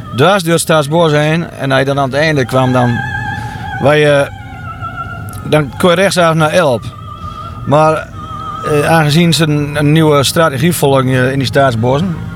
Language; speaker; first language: Dutch; native; Dutch